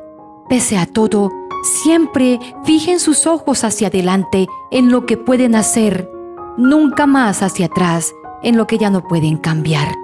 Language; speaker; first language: Spanish; native; Spanish